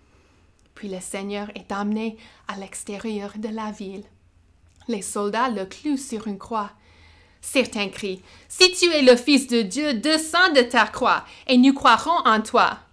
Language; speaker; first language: French; native; French